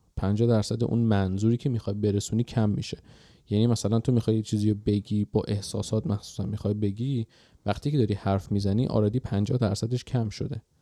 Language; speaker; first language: Persian; native; Persian